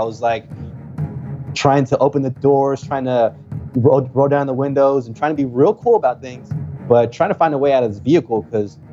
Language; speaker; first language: English; early bilingual, other home language; Spanish